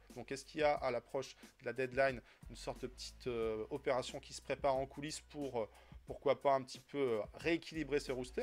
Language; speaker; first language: French; native; French